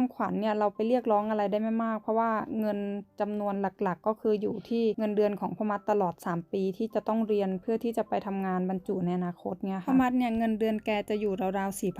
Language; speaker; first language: Thai; native; Thai